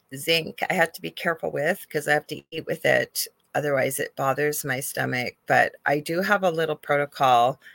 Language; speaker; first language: English; native; English